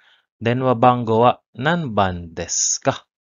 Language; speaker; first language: Japanese; non-native, learner; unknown